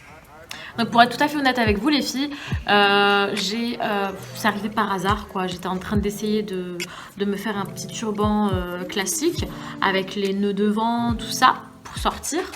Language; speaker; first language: French; native; French